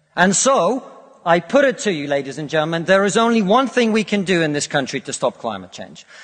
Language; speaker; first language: English; non-native, fluent; Russian